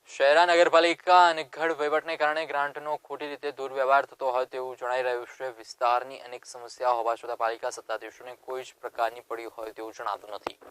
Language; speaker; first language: Gujarati; native; Gujarati